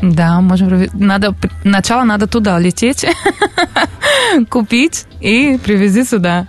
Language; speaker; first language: Russian; non-native, learner; Portuguese